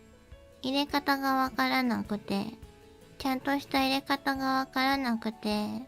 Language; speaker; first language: Japanese; native; Japanese